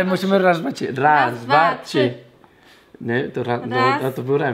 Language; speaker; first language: Polish; non-native, learner; Catalan